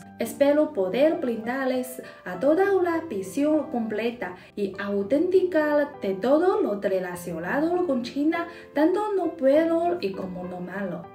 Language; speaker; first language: Spanish; non-native, fluent; Chinese